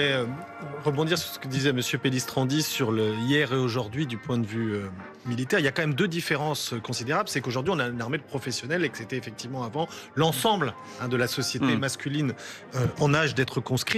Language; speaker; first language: French; native; French